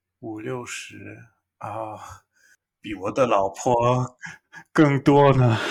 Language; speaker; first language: Chinese; non-native, fluent; English